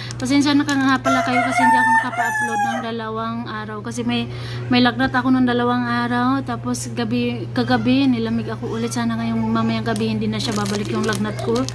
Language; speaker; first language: Filipino; non-native, local second language; Cebuano